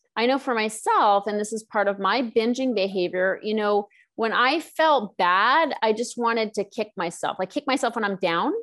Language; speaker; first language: English; native; English